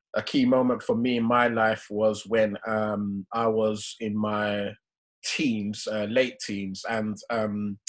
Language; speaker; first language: English; native; English